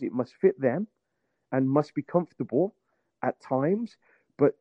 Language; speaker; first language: English; native; English